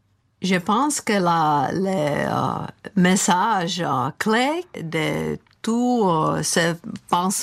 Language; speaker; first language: French; non-native, fluent; Czech